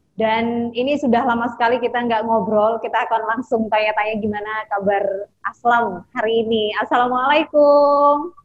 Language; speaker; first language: Indonesian; native; Indonesian